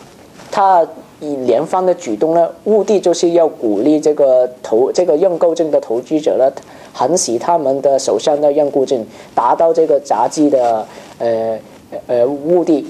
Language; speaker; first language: Chinese; non-native, local second language; Cantonese